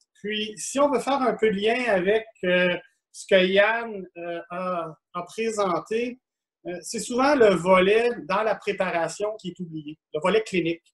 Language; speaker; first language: French; native; French